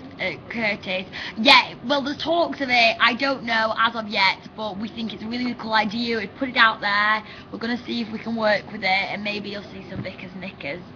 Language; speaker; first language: English; native; English